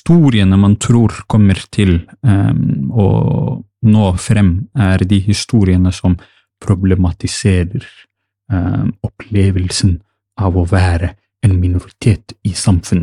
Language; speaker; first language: Norwegian; non-native, fluent; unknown